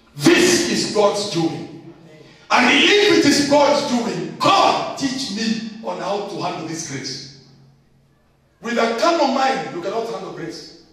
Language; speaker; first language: English; non-native, local second language; Swahili